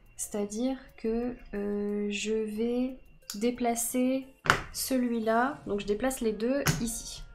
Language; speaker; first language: French; native; French